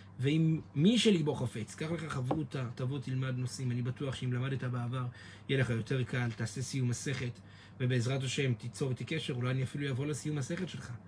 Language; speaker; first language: Hebrew; native; Hebrew